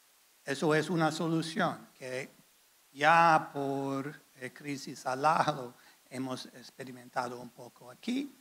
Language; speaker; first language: Spanish; non-native, fluent; English